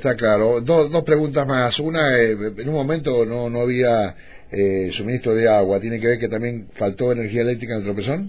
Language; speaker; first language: Spanish; native; Spanish